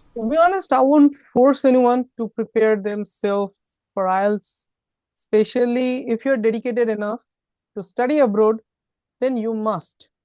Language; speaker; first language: English; non-native, fluent; Bangla